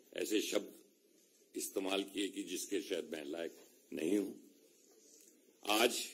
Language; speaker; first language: Hindi; native; Hindi